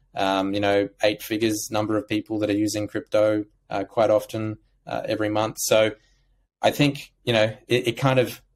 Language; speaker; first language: English; native; English